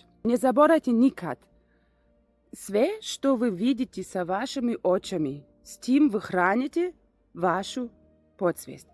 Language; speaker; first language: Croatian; non-native, learner; Russian